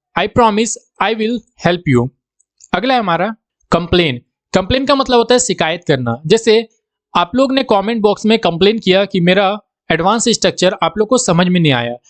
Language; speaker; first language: Hindi; native; Hindi